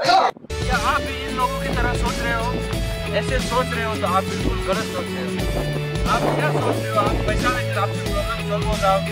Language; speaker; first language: Hindi; non-native, local second language; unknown